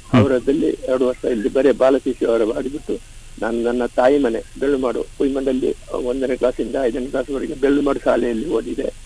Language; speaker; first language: Kannada; non-native, local second language; Kodava